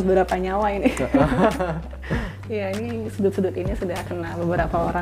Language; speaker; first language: Indonesian; native; Indonesian